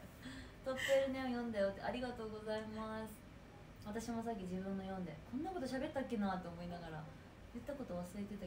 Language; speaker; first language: Japanese; native; Japanese